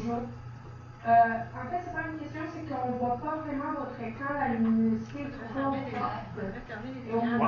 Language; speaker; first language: French; native; French